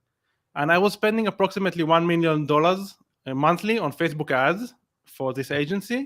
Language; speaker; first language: English; non-native, fluent; Hebrew